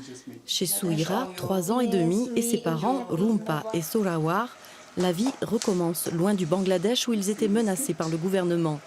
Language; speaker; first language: French; native; French